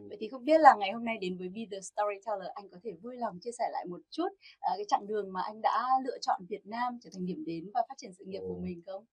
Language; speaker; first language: Vietnamese; native; Vietnamese